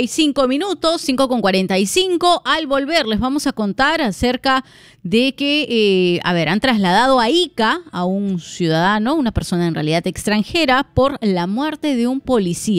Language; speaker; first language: Spanish; native; Spanish